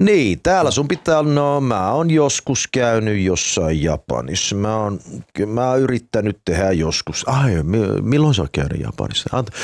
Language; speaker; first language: Finnish; early bilingual, heritage; English